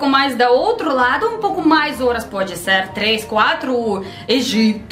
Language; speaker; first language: Portuguese; non-native, learner; Russian